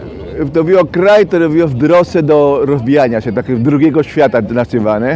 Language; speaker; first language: Polish; non-native, fluent; Spanish